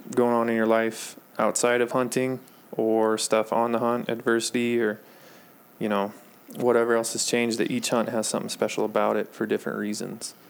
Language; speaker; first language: English; native; English